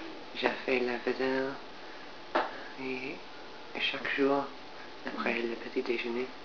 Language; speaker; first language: French; non-native, learner; English